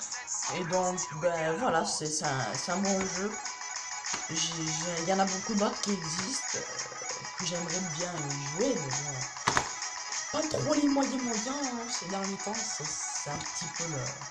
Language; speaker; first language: French; native; French